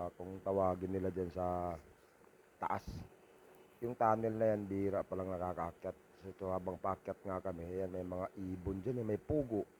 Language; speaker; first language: Filipino; non-native, local second language; Cebuano